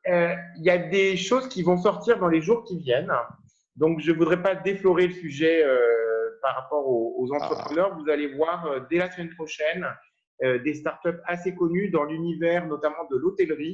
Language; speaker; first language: French; native; French